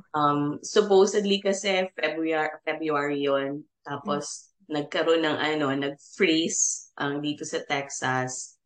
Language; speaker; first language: English; non-native, local second language; Filipino